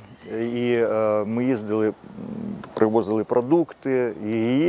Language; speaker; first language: Ukrainian; native; Ukrainian